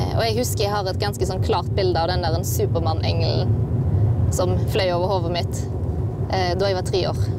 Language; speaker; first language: Norwegian; native; Norwegian